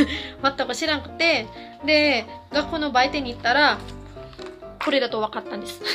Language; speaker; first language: Japanese; non-native, fluent; Filipino